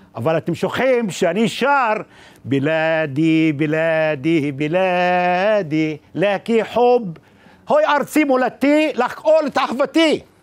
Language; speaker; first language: Hebrew; non-native, local second language; Arabic